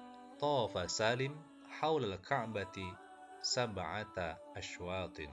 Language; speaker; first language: Arabic; non-native, fluent; Indonesian